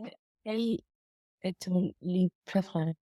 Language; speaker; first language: French; non-native, learner; English